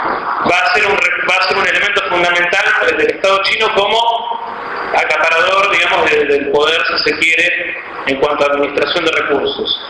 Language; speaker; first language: Spanish; native; Spanish